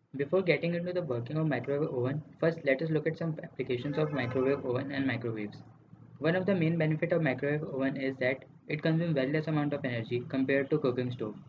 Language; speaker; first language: English; non-native, local second language; Hindi